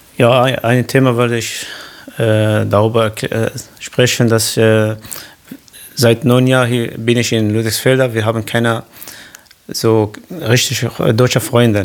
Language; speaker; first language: German; non-native, learner; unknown